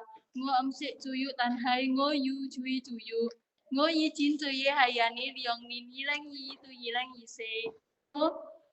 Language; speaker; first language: Cantonese; non-native, learner; Javanese